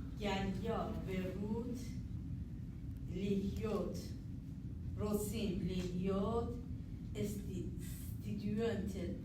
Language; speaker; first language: Hebrew; non-native, learner; English